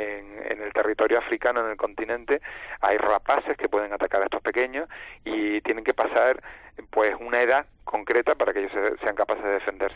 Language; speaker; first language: Spanish; native; Spanish